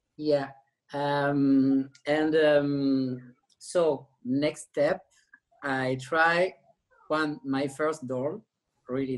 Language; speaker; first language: English; non-native, learner; French